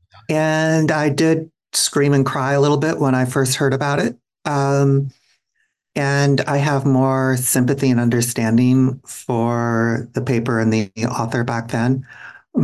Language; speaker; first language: English; native; English